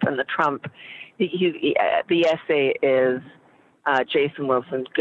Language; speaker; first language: English; native; English